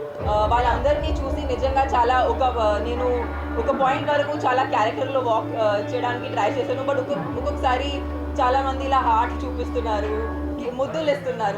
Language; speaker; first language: Telugu; non-native, fluent; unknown